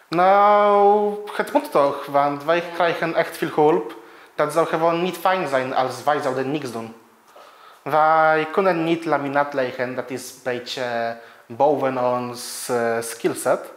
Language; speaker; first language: Dutch; non-native, learner; Polish